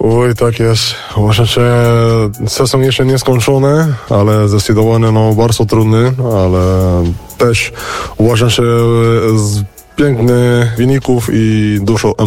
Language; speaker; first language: Polish; non-native, learner; Spanish